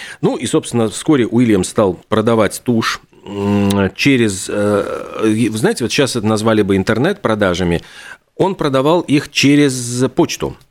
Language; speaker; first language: Russian; native; Russian